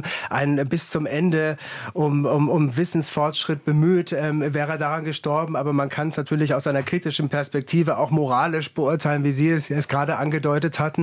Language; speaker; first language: German; native; German